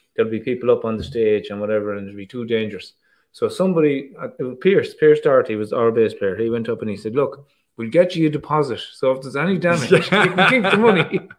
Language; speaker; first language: English; native; English